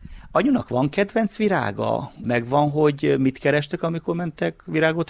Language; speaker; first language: Hungarian; native; Hungarian